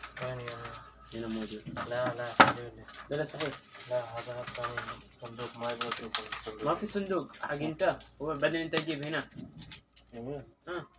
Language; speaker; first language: Arabic; non-native, learner; Hindi